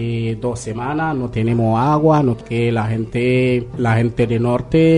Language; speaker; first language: Spanish; non-native, learner; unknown